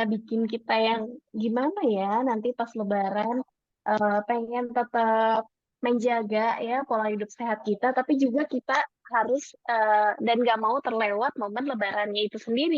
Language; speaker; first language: Indonesian; native; Indonesian